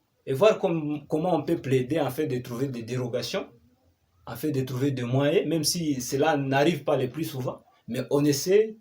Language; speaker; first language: French; non-native, local second language; Kinyarwanda